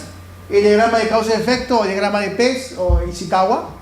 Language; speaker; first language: Spanish; native; Spanish